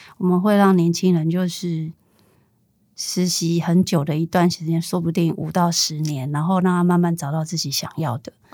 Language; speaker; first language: Chinese; native; Chinese